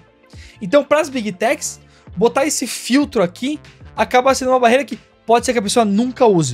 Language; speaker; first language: Portuguese; native; Portuguese